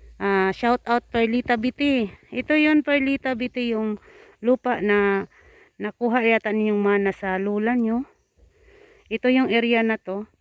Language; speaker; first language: Filipino; non-native, local second language; Cebuano